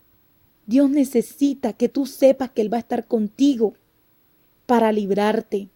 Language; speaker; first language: Spanish; native; Spanish